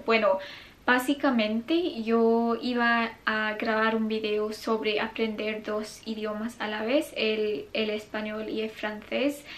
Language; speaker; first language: Spanish; non-native, fluent; English